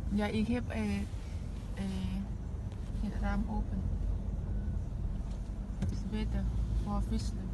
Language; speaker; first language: Dutch; non-native, learner; Thai